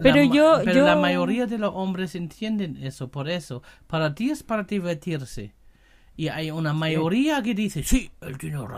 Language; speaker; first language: Spanish; non-native, fluent; German